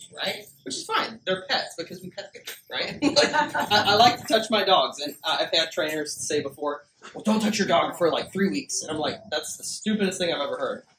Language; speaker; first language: English; native; English